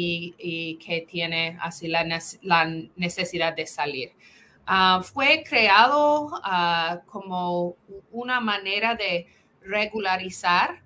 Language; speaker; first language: Spanish; non-native, fluent; English